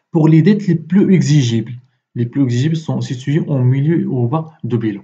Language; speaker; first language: French; non-native, local second language; Arabic